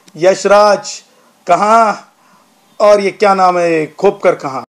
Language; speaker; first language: Hindi; non-native, local second language; Marathi